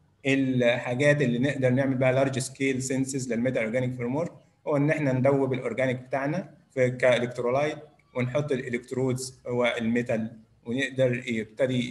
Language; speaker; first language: Arabic; native; Arabic